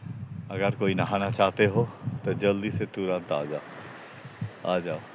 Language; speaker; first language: Hindi; non-native, local second language; Bangla